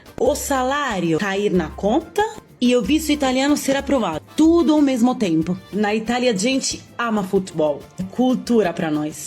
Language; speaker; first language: Portuguese; non-native, fluent; Italian